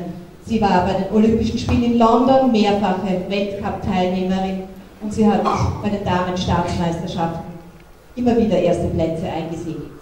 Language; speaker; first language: German; native; German